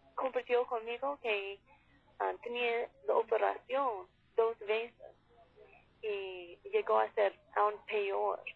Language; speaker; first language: Spanish; non-native, fluent; English